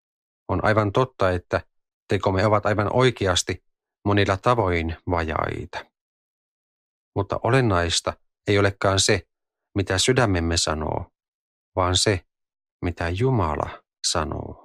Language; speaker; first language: Finnish; native; Finnish